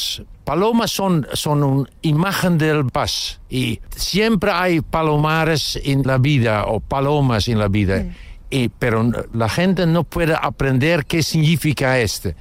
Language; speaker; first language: Spanish; non-native, learner; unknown